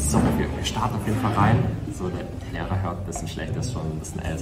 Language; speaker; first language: German; native; German